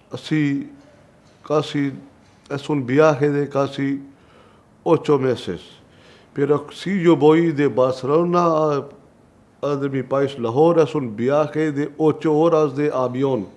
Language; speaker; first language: Spanish; non-native, learner; Punjabi